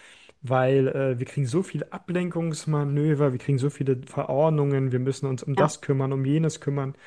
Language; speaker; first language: German; native; German